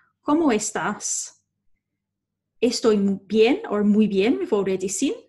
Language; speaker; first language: Spanish; non-native, fluent; English